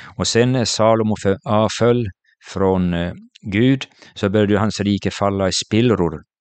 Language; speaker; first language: Swedish; native; Swedish